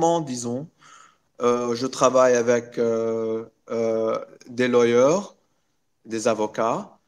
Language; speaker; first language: French; non-native, local second language; Arabic